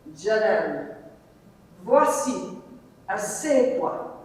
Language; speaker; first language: French; non-native, learner; English